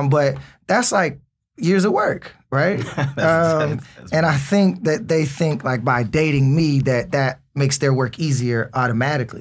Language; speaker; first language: English; native; English